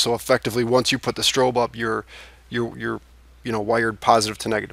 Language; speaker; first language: English; native; English